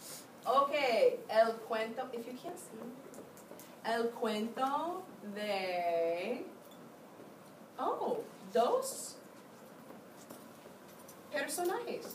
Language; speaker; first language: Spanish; non-native, fluent; English